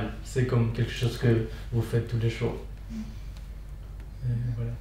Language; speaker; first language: French; non-native, fluent; Spanish